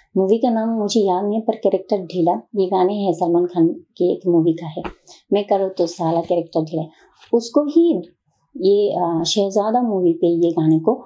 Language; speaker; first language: Hindi; non-native, learner; Bangla